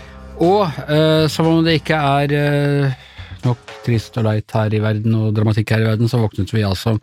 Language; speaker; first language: Norwegian; native; Norwegian